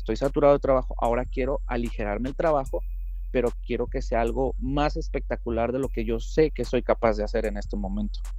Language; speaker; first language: Spanish; native; Spanish